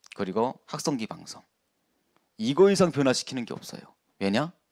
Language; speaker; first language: Korean; native; Korean